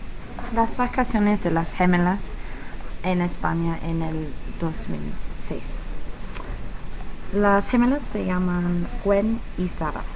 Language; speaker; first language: Spanish; non-native, learner; English